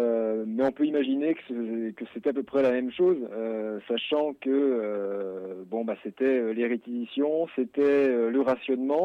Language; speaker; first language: French; native; French